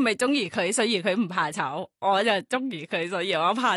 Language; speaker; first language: Cantonese; non-native, learner; Thai